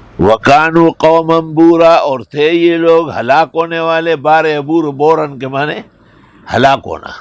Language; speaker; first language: Urdu; non-native, local second language; Pashto